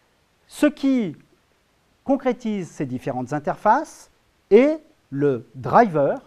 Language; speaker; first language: French; native; French